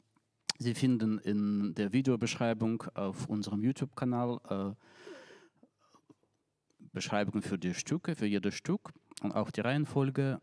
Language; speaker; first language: German; non-native, fluent; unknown